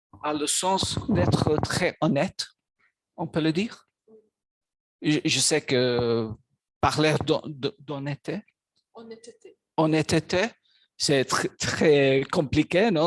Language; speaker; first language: French; non-native, learner; Maltese